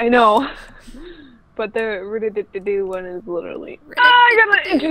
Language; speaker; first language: English; native; English